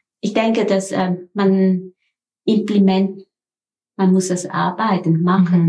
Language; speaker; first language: German; non-native, learner; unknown